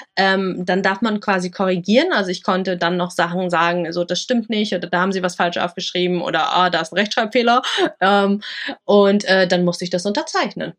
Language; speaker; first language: German; early bilingual, other home language; Vietnamese